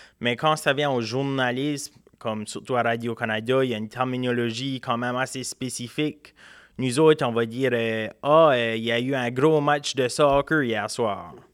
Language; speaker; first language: French; native; French